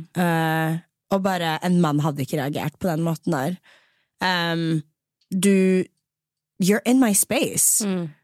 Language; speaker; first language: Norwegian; early bilingual, other home language; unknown